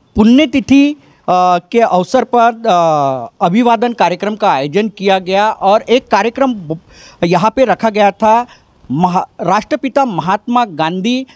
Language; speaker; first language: Hindi; non-native, local second language; Marathi